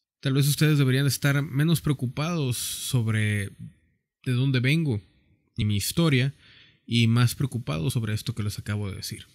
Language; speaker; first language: Spanish; native; Spanish